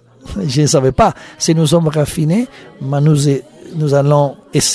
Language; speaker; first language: French; non-native, learner; Italian